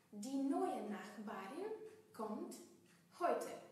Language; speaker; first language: German; non-native, fluent; Bulgarian